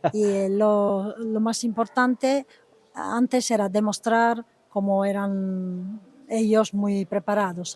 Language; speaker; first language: Spanish; non-native, fluent; Italian